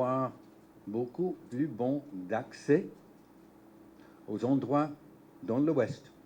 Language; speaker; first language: French; non-native, learner; English